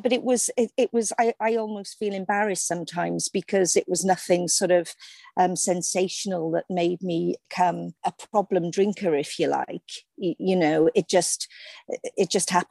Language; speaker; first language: English; native; English